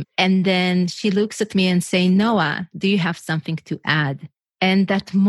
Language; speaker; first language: English; non-native, fluent; Hebrew